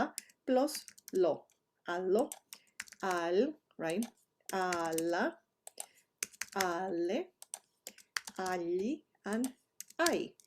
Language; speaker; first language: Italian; non-native, fluent; Spanish